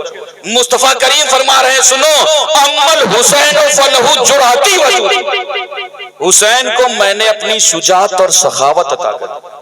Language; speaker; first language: Urdu; native; Urdu